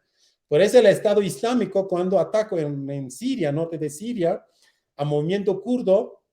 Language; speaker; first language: Spanish; non-native, learner; Kurdish